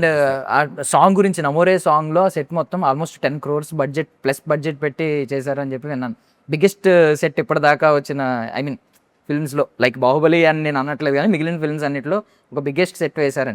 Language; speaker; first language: Telugu; native; Telugu